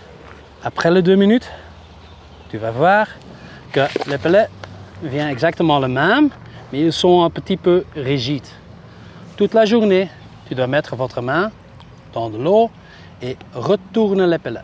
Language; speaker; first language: French; non-native, local second language; Dutch